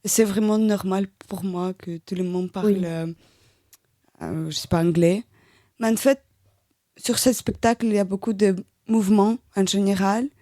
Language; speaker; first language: French; non-native, learner; Russian